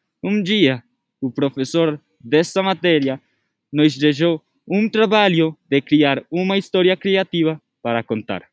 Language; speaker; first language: Portuguese; non-native, learner; Spanish